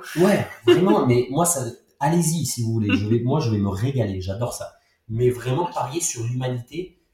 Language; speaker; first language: French; native; French